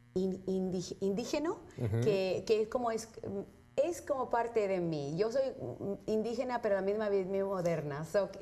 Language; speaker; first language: Spanish; early bilingual, heritage; Spanish